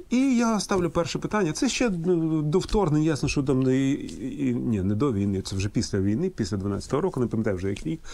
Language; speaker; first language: Ukrainian; non-native, local second language; Russian